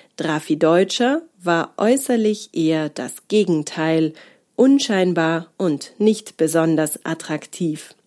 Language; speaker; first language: German; native; German